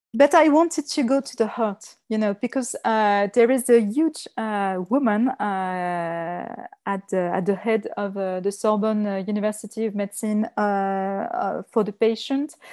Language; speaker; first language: English; non-native, learner; French